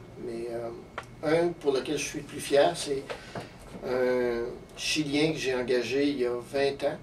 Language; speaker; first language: French; native; French